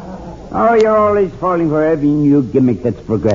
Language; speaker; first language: English; native; English